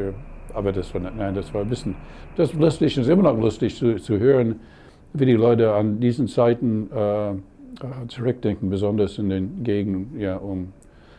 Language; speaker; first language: German; non-native, fluent; English